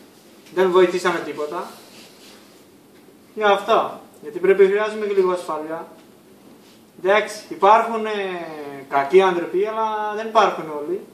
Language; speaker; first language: Greek; non-native, learner; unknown